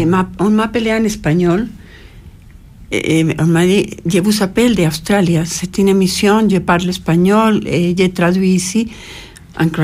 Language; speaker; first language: French; non-native, fluent; Spanish